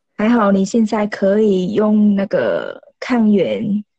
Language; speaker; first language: Chinese; non-native, fluent; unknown